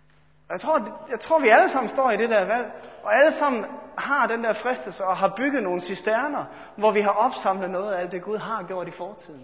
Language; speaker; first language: Danish; native; Danish